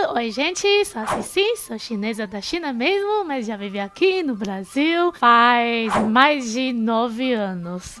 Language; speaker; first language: Portuguese; non-native, fluent; Chinese